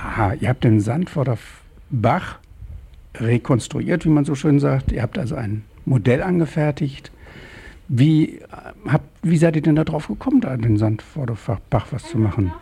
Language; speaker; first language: German; native; German